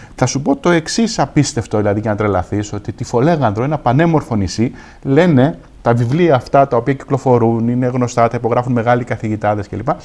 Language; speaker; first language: Greek; native; Greek